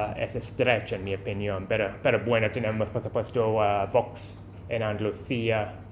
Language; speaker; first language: Spanish; non-native, fluent; English